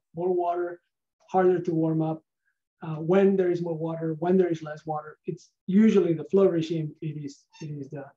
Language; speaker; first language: English; non-native, fluent; Spanish